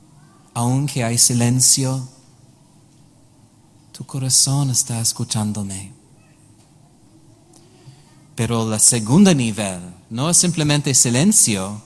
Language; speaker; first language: Spanish; non-native, learner; English